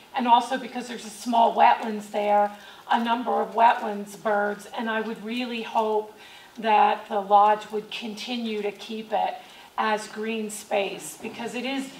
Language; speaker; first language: English; native; English